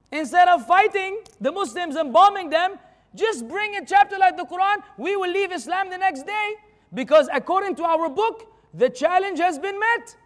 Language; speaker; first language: English; non-native, fluent; Arabic